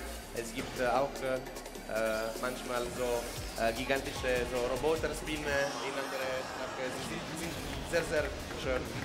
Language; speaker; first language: German; non-native, fluent; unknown